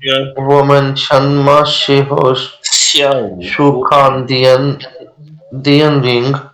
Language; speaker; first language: Chinese; non-native, learner; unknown